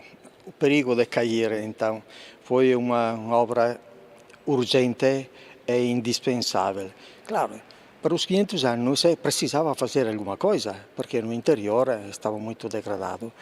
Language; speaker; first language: Portuguese; non-native, fluent; Italian